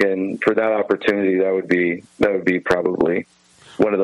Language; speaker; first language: English; native; English